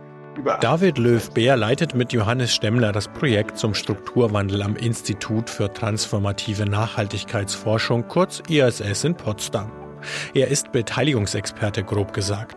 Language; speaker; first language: German; native; German